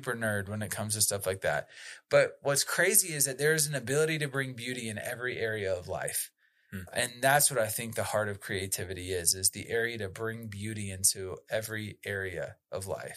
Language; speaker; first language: English; native; English